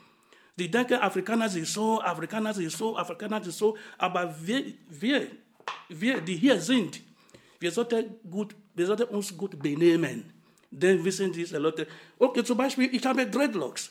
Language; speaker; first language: German; non-native, fluent; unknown